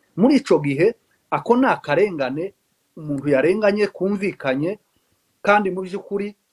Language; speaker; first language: Kinyarwanda; native; Kinyarwanda